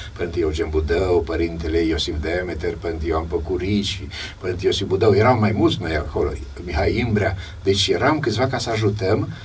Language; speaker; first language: Romanian; native; Romanian